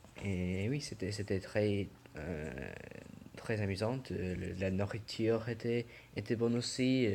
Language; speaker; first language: French; non-native, learner; English